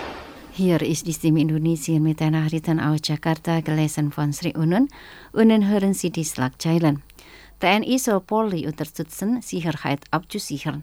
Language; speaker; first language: German; non-native, fluent; Indonesian